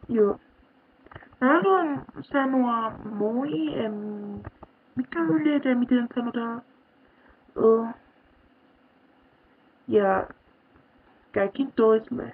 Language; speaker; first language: Finnish; early bilingual, heritage; German